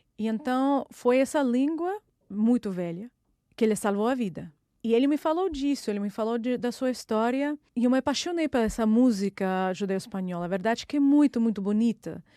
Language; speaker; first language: Portuguese; non-native, fluent; Russian